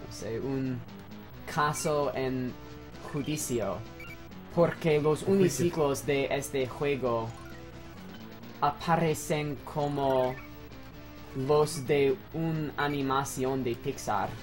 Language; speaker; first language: Spanish; non-native, learner; English